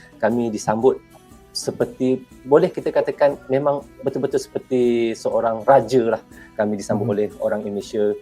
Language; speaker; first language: Malay; native; Malay